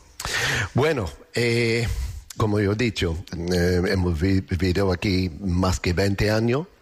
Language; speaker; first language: Spanish; non-native, learner; English